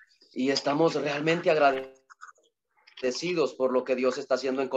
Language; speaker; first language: Spanish; native; Spanish